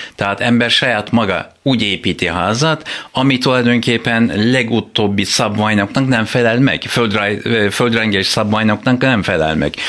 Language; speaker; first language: Hungarian; non-native, fluent; Turkish